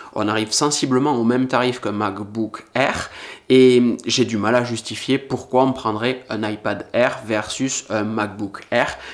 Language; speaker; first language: French; native; French